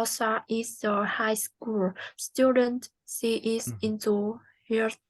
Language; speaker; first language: English; non-native, learner; Vietnamese